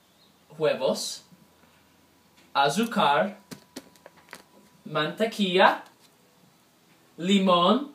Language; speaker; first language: Spanish; non-native, learner; English